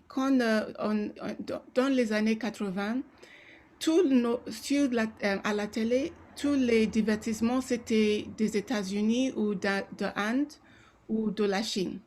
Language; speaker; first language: French; non-native, local second language; Yoruba